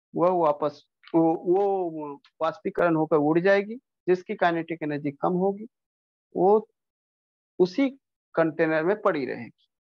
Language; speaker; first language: Hindi; non-native, local second language; Bangla